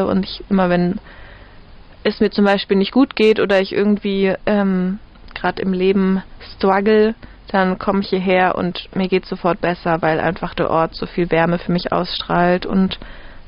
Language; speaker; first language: German; native; German